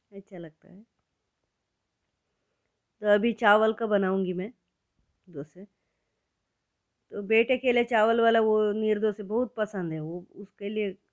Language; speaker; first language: Hindi; non-native, local second language; Kannada